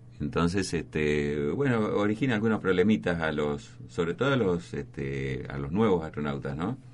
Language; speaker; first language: Spanish; native; Spanish